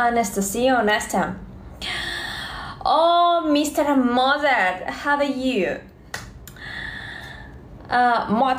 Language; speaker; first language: English; non-native, learner; Russian